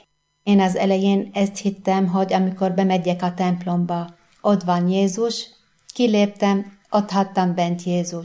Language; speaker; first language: Hungarian; non-native, fluent; Arabic